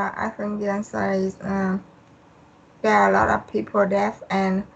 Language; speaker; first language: English; non-native, learner; Vietnamese